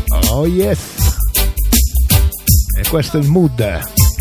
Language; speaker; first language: Italian; native; Italian